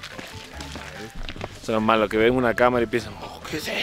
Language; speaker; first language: Spanish; native; Spanish